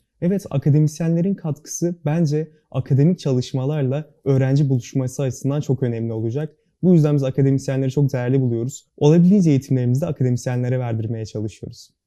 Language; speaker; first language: Turkish; native; Turkish